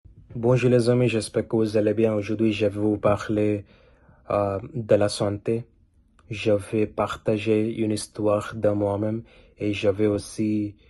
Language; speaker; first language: French; non-native, learner; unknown